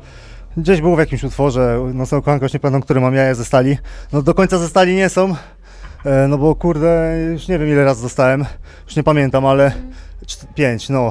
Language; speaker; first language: Polish; native; Polish